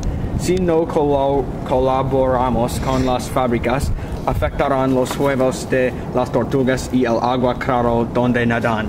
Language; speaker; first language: Spanish; non-native, learner; English